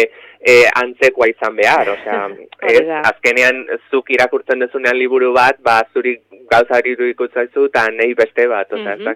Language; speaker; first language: Basque; native; Basque